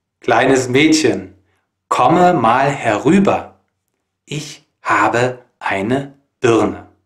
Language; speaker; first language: German; native; German